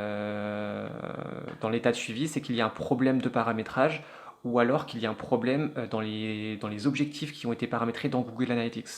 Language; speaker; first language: French; native; French